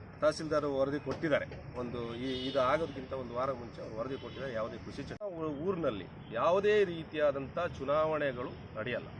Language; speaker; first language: Kannada; native; Kannada